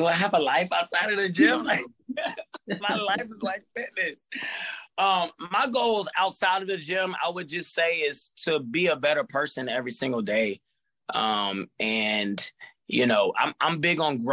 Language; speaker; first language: English; native; English